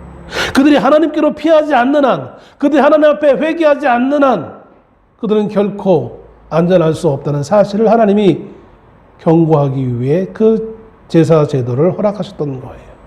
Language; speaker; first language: Korean; native; Korean